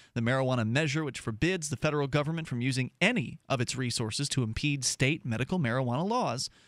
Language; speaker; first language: English; native; English